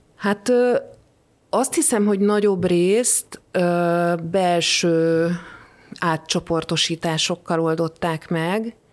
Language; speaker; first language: Hungarian; native; Hungarian